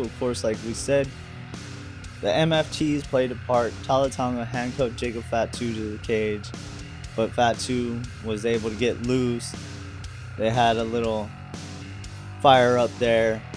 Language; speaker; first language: English; native; English